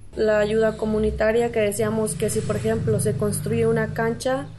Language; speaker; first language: Spanish; native; Spanish